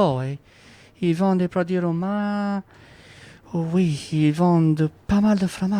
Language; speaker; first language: French; non-native, fluent; Romanian